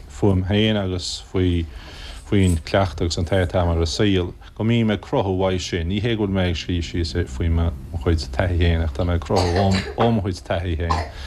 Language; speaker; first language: Irish; native; Irish